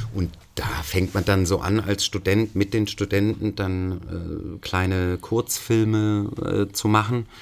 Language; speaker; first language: German; native; German